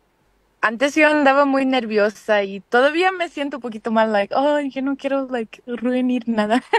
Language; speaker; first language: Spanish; early bilingual, heritage; Spanish